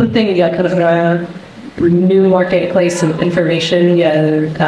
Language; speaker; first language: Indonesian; non-native, fluent; English